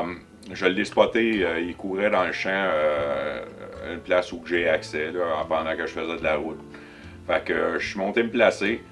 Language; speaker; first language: French; native; French